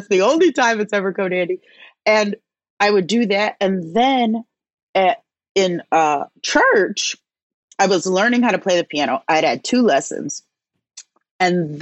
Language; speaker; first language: English; native; English